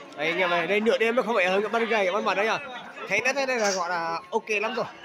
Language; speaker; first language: Vietnamese; non-native, local second language; Hmong